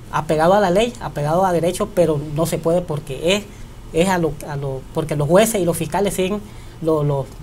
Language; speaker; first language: Spanish; native; Spanish